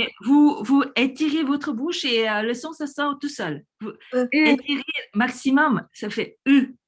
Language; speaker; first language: French; non-native, fluent; Korean